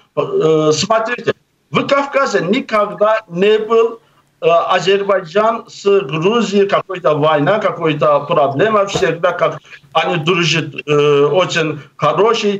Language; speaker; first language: Russian; non-native, local second language; Azerbaijani